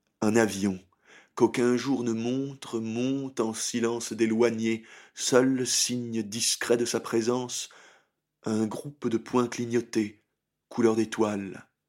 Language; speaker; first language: French; native; French